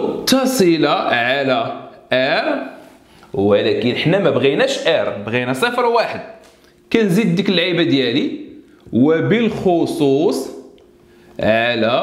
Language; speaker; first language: Arabic; native; Arabic